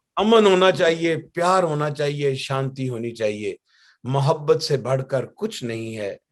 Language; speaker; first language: Urdu; native; Urdu